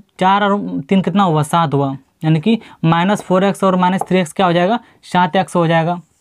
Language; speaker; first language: Hindi; native; Hindi